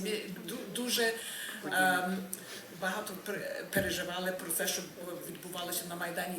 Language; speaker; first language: Ukrainian; early bilingual, heritage; Ukrainian